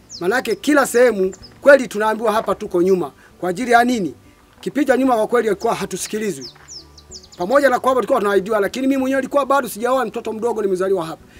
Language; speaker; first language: Swahili; non-native, local second language; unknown